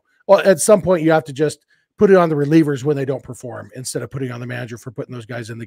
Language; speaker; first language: English; native; English